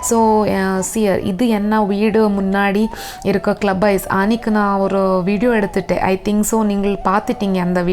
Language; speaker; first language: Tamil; non-native, learner; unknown